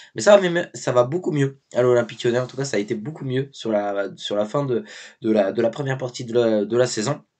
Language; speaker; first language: French; native; French